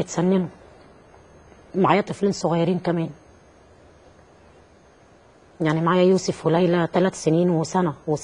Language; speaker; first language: Arabic; native; Arabic